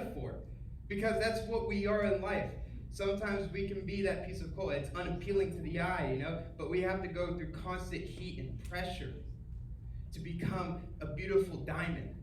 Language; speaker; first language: English; native; English